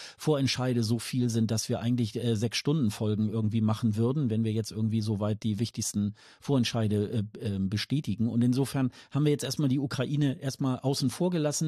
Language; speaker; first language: German; native; German